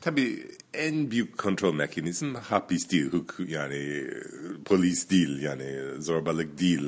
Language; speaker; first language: Turkish; non-native, fluent; English